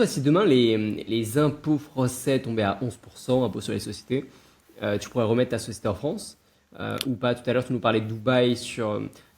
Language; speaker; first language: French; native; French